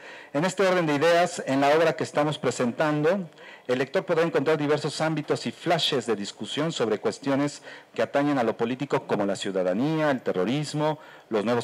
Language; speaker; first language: Spanish; native; Spanish